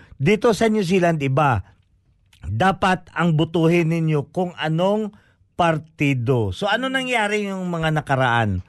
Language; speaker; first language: Filipino; non-native, local second language; Hiligaynon